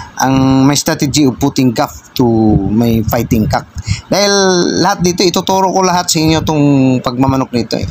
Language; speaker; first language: Filipino; non-native, local second language; Cebuano